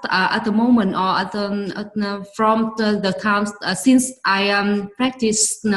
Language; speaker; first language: English; non-native, learner; Vietnamese